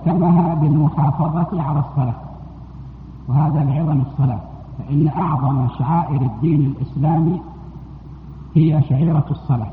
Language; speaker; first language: Arabic; native; Arabic